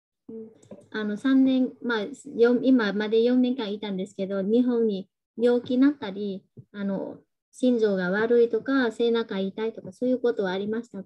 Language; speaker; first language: Japanese; non-native, fluent; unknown